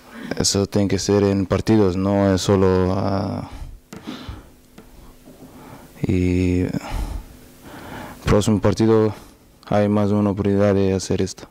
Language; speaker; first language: Spanish; non-native, learner; Portuguese